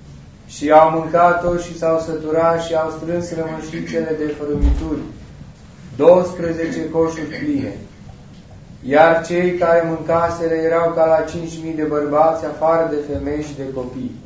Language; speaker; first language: Romanian; native; Romanian